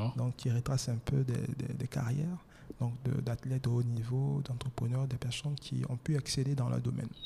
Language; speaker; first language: French; non-native, local second language; Baoulé